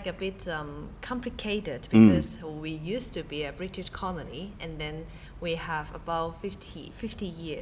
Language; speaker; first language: English; non-native, local second language; Cantonese